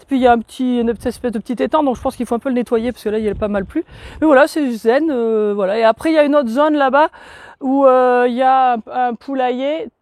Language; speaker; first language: French; native; French